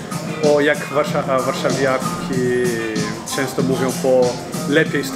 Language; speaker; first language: Polish; non-native, learner; Portuguese